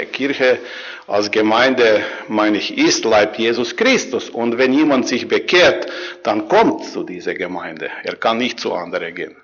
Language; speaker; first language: German; non-native, learner; Croatian